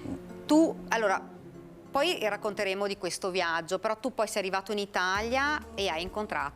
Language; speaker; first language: Italian; native; Italian